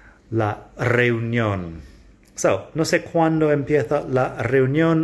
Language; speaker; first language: Spanish; non-native, fluent; English